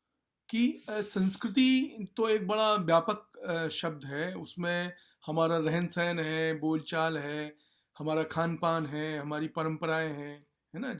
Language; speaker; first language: Hindi; native; Hindi